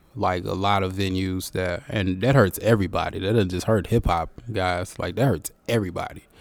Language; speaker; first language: English; native; English